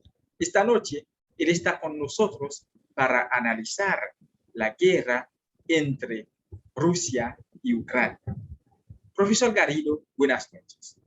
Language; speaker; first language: Spanish; non-native, fluent; French